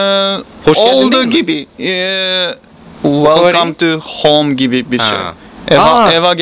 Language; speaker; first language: Turkish; non-native, learner; Japanese